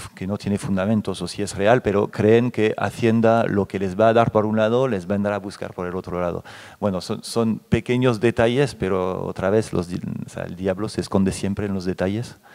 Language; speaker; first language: Spanish; non-native, fluent; French